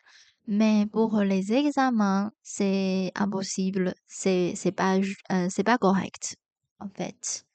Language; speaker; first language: French; non-native, fluent; Chinese